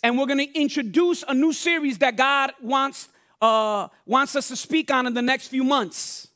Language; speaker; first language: English; native; English